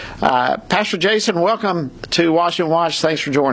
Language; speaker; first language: English; native; English